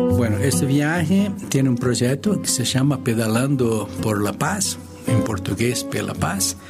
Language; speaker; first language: Spanish; non-native, fluent; Portuguese